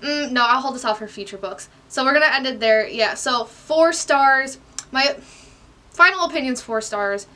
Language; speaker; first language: English; native; English